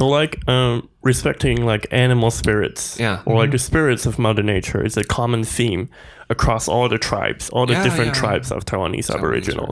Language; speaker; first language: English; non-native, fluent; Chinese